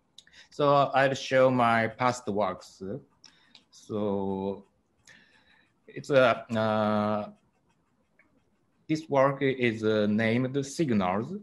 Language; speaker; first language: English; non-native, learner; Japanese